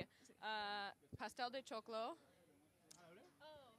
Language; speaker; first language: Spanish; non-native, learner; English